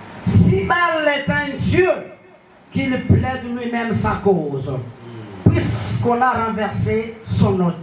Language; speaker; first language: French; non-native, local second language; Lingala